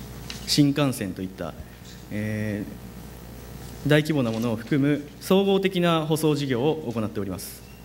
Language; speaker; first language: Japanese; native; Japanese